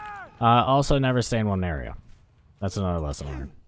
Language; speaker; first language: English; native; English